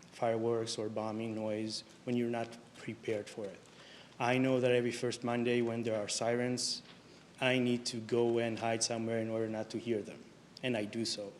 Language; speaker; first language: English; non-native, fluent; Hebrew